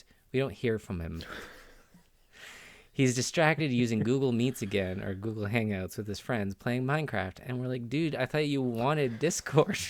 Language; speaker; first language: English; native; English